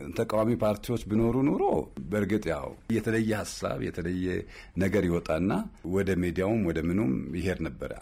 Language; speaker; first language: Amharic; native; Amharic